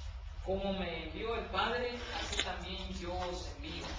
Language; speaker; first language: Spanish; native; Spanish